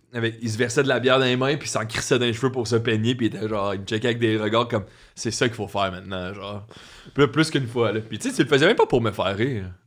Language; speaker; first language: French; native; French